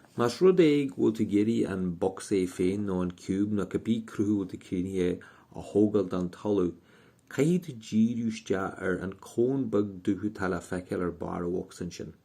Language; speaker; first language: Irish; native; Irish